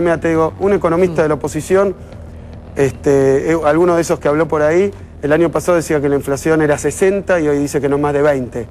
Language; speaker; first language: Spanish; native; Spanish